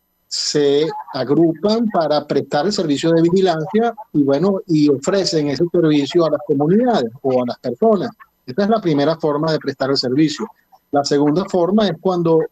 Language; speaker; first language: Spanish; native; Spanish